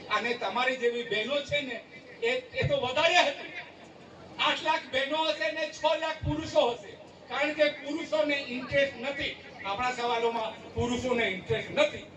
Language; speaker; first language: Gujarati; non-native, local second language; Vasavi